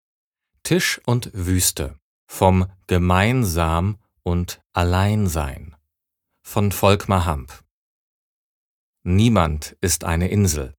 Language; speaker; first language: German; native; German